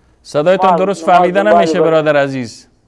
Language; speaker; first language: Persian; native; Persian